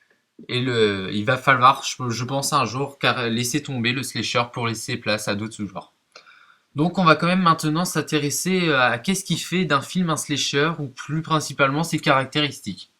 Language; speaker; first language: French; native; French